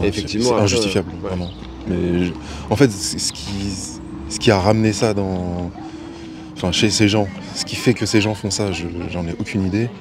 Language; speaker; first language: French; native; French